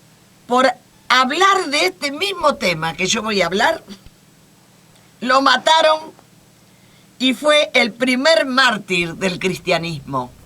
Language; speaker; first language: Spanish; native; Spanish